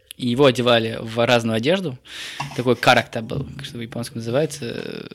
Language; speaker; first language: Russian; native; Russian